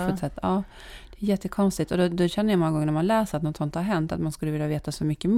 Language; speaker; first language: Swedish; native; Swedish